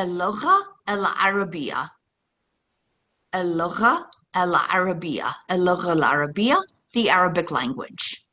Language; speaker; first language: Arabic; non-native, fluent; English